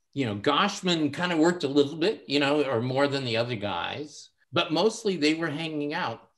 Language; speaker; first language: English; native; English